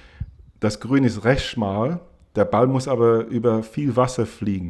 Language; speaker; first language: German; non-native, fluent; English